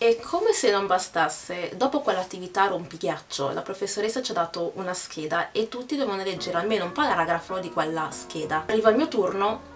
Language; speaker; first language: Italian; early bilingual, other home language; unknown